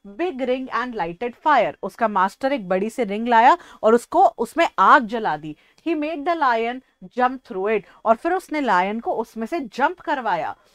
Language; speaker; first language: Hindi; native; Hindi